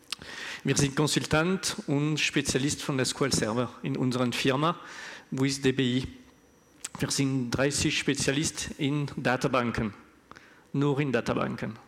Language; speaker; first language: German; non-native, learner; French